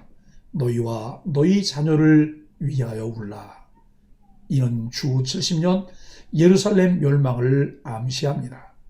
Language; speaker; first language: Korean; native; Korean